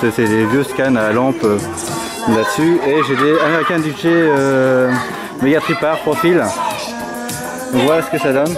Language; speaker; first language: French; native; French